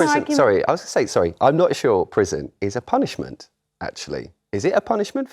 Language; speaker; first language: English; native; English